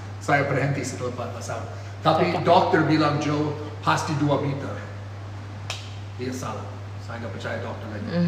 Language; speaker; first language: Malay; non-native, learner; English